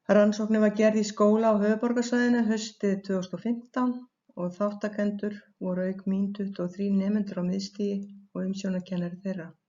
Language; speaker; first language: Icelandic; native; Icelandic